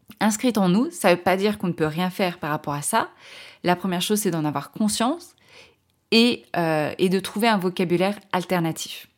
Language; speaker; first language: French; native; French